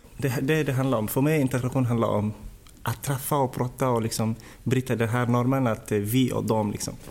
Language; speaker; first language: Swedish; non-native, fluent; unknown